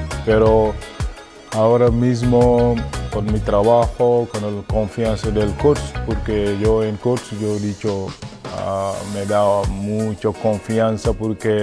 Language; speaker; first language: Spanish; non-native, fluent; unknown